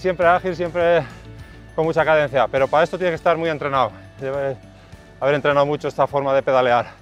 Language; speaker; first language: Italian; non-native, learner; Spanish